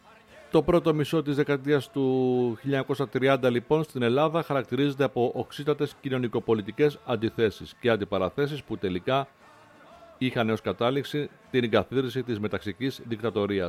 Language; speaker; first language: Greek; native; Greek